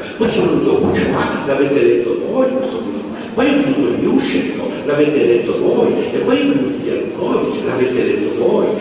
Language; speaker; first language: Italian; native; Italian